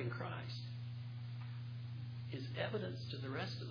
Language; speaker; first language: English; native; English